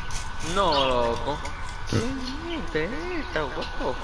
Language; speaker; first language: Spanish; native; Spanish